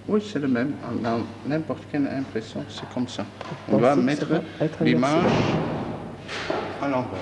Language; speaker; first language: French; non-native, fluent; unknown